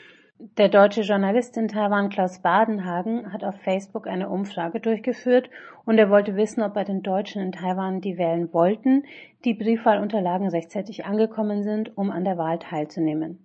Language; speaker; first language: German; native; German